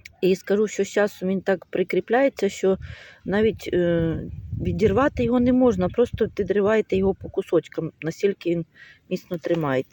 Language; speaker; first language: Ukrainian; native; Ukrainian